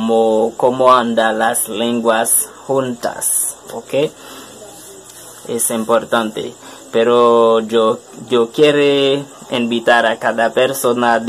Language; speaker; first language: Spanish; non-native, learner; French